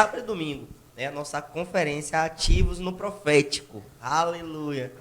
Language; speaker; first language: Portuguese; native; Portuguese